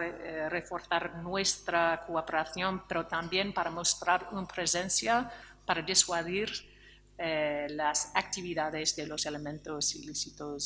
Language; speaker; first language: Spanish; non-native, fluent; English